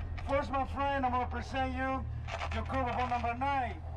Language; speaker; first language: English; non-native, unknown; Spanish